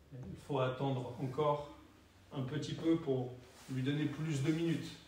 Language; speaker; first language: French; native; French